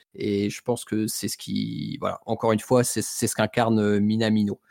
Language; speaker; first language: French; native; French